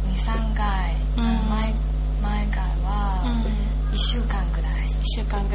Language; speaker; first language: Japanese; non-native, learner; Chinese